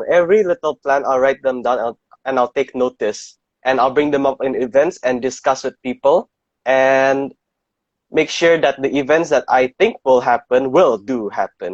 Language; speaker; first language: English; non-native, fluent; Indonesian